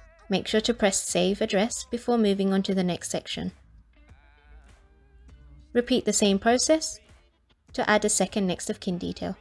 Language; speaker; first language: English; native; English